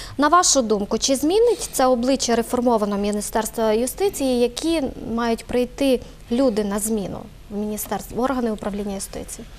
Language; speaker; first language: Ukrainian; native; Ukrainian